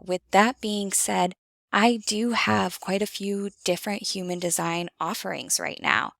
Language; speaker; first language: English; native; English